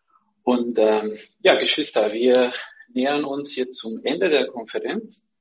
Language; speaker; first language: German; non-native, fluent; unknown